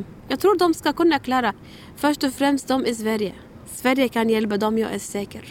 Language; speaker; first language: Swedish; non-native, learner; Arabic